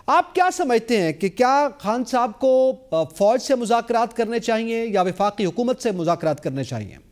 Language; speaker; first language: Urdu; native; Urdu